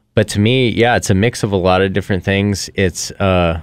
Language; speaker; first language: English; native; English